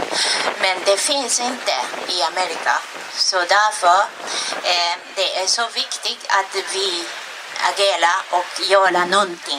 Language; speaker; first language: Swedish; non-native, fluent; Japanese